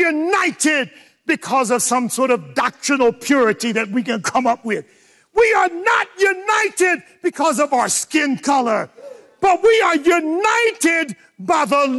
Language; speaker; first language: English; native; English